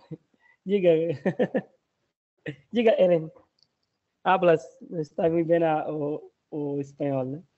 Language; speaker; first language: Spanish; non-native, learner; Portuguese